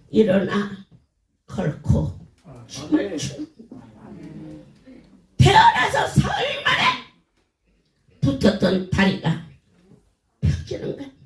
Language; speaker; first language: Korean; native; Korean